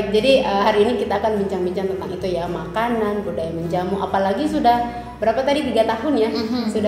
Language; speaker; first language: Indonesian; native; Indonesian